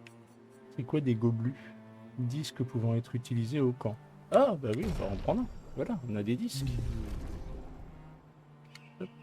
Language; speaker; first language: French; native; French